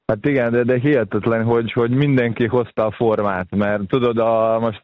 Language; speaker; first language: Hungarian; non-native, fluent; Serbian